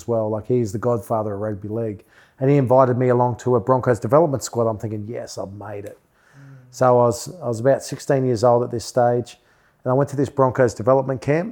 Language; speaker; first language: English; native; English